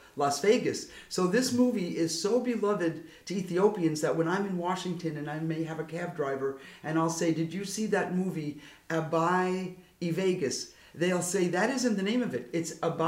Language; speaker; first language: English; native; English